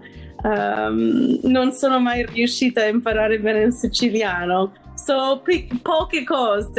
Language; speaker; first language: Italian; non-native, fluent; English